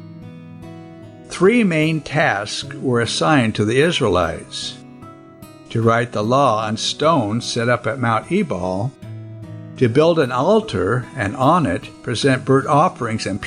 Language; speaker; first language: English; non-native, local second language; Yoruba